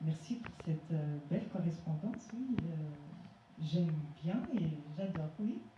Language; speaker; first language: French; non-native, local second language; Arabic